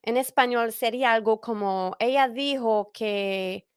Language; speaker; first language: Spanish; non-native, fluent; English